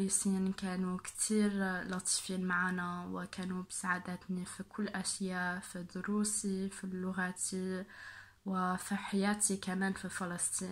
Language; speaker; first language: Arabic; non-native, learner; English